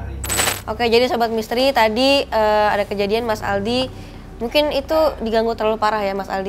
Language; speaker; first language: Indonesian; native; Indonesian